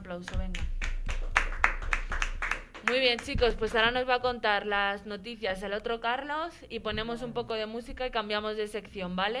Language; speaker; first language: Spanish; native; Spanish